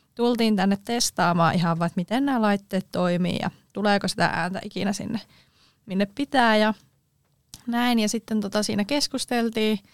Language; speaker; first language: Finnish; native; Finnish